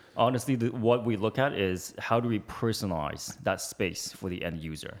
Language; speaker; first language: English; early bilingual, other home language; Chinese